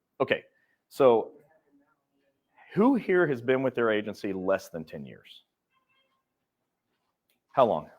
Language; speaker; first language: English; native; English